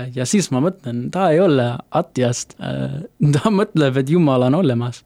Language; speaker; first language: Estonian; non-native, learner; English